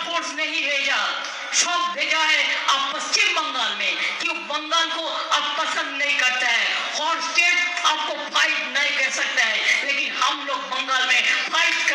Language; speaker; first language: Hindi; non-native, local second language; Bangla